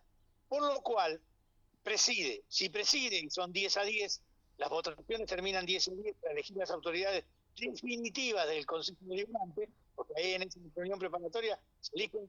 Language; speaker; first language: Spanish; native; Spanish